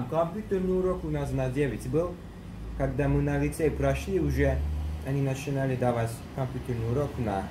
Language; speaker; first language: Russian; early bilingual, heritage; Turkish